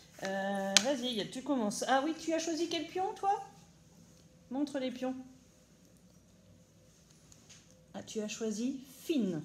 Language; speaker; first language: French; native; French